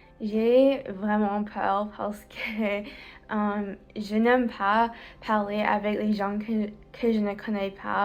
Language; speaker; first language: French; non-native, learner; English